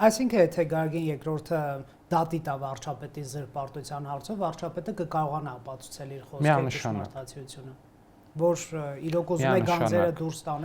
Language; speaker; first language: Armenian; native; Armenian